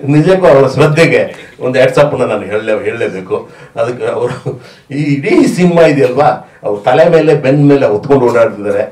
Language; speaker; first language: Kannada; native; Kannada